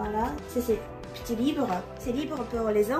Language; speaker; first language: French; non-native, learner; Japanese